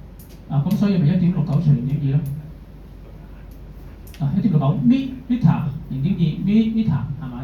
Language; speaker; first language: Cantonese; native; Cantonese